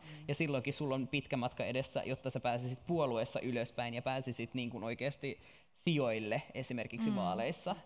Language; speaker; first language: Finnish; native; Finnish